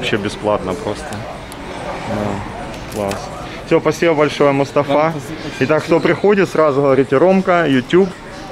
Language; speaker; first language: Russian; native; Russian